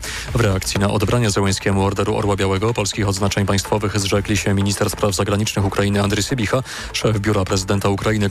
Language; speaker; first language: Polish; native; Polish